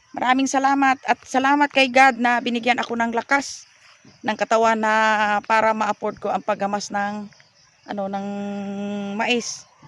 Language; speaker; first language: Filipino; native; Filipino